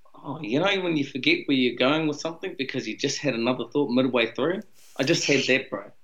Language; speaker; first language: English; native; English